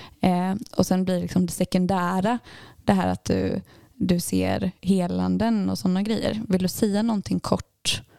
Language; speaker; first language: Swedish; native; Swedish